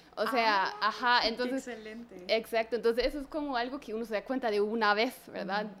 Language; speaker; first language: Spanish; non-native, fluent; German